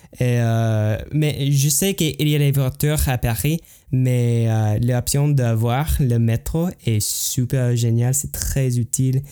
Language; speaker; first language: French; non-native, learner; English